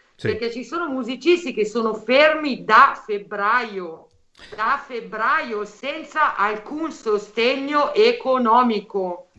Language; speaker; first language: Italian; native; Italian